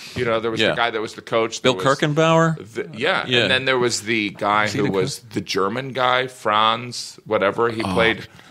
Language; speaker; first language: English; native; English